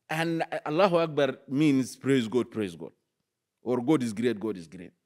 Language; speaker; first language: English; non-native, fluent; Arabic